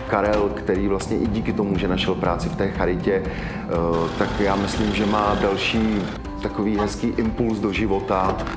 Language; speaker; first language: Czech; native; Czech